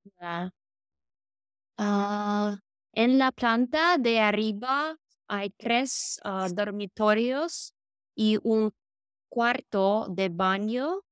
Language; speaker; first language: Spanish; non-native, learner; English